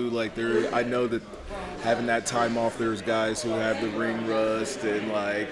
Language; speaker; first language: English; native; English